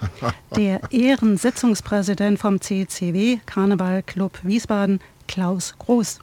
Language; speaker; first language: German; native; German